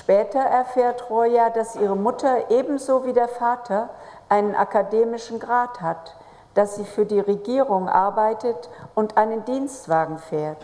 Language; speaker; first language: German; native; German